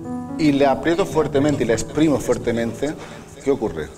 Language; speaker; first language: Spanish; native; Spanish